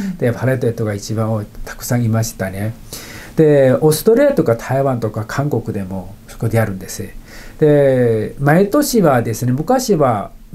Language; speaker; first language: Japanese; non-native, fluent; Chinese